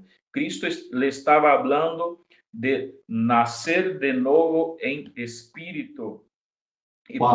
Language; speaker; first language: Spanish; non-native, fluent; Portuguese